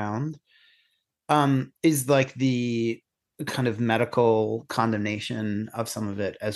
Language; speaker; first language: English; native; English